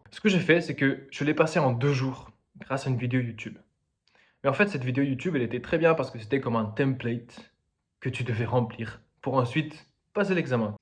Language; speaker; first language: French; non-native, fluent; Spanish